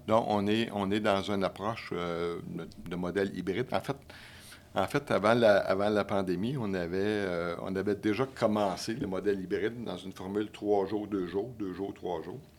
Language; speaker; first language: French; native; French